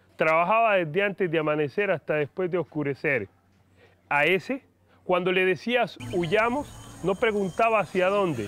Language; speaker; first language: Spanish; native; Spanish